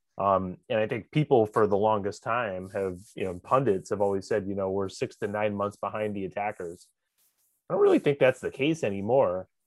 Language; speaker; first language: English; native; English